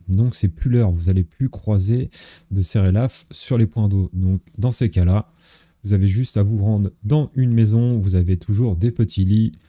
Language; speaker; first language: French; native; French